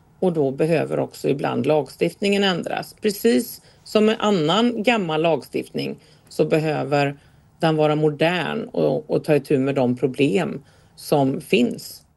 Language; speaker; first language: Swedish; native; Swedish